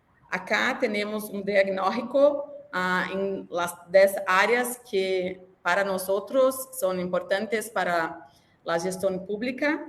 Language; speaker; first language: Spanish; non-native, learner; Portuguese